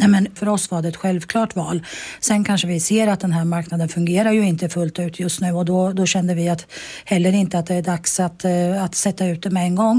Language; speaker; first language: Swedish; native; Swedish